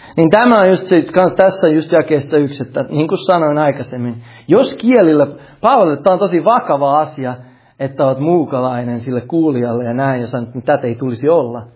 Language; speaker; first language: Finnish; early bilingual, heritage; Finnish